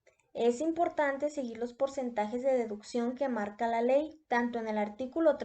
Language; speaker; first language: Spanish; native; Spanish